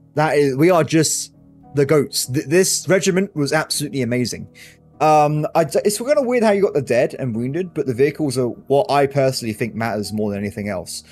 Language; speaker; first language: English; native; English